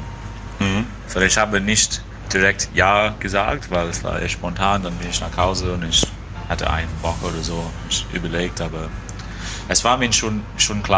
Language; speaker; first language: German; non-native, fluent; English